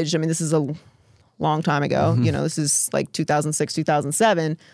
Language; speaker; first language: English; native; English